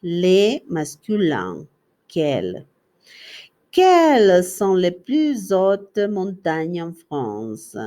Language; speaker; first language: French; non-native, fluent; Spanish